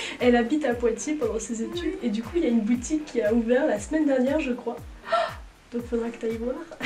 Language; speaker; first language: French; native; French